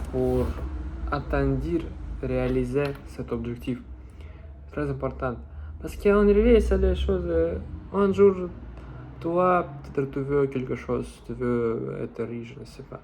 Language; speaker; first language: French; non-native, learner; Russian